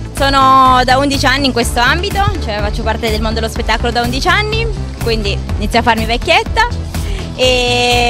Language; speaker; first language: Italian; native; Italian